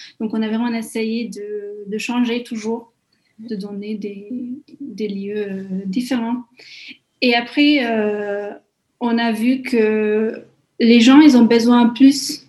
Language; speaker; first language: French; non-native, fluent; Hungarian